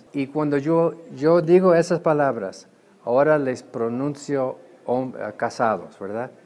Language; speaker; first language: Spanish; non-native, fluent; English